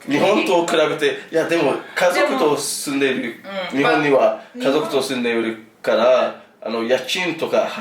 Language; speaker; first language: Japanese; non-native, fluent; English